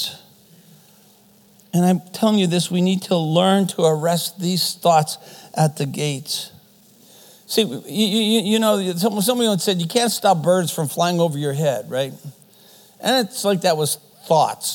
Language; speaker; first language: English; non-native, fluent; German